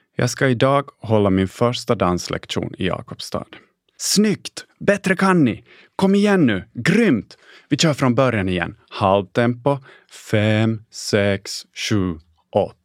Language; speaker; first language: Swedish; native; Swedish